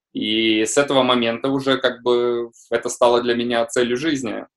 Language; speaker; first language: Russian; native; Russian